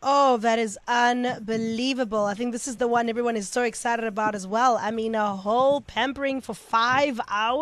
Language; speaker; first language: English; native; English